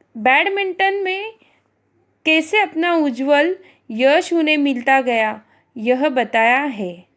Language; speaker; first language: Hindi; non-native, local second language; Marathi